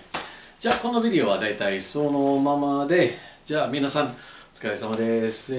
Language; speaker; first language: Japanese; non-native, learner; English